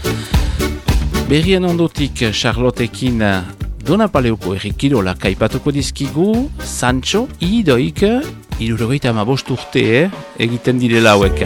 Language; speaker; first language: Basque; native; Basque